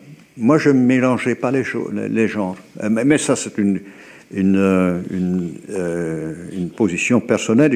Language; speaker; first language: French; native; French